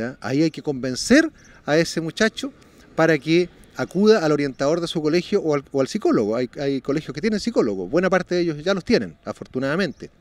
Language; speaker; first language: Spanish; native; Spanish